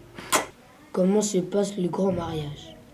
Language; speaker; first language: French; early bilingual, other home language; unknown